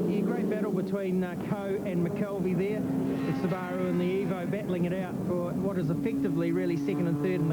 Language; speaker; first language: English; native; English